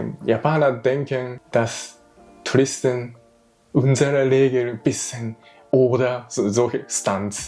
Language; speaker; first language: German; non-native, learner; Japanese